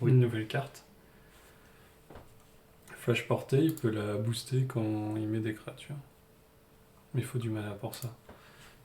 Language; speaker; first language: French; native; French